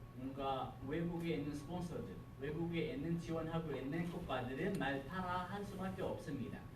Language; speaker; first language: Korean; non-native, fluent; Arabic